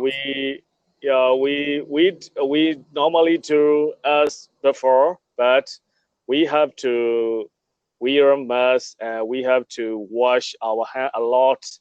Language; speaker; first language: English; non-native, learner; Burmese